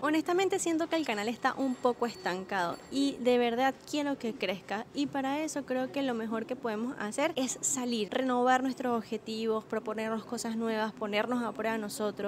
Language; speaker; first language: Spanish; native; Spanish